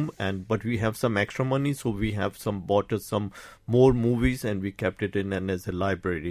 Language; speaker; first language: English; non-native, local second language; Urdu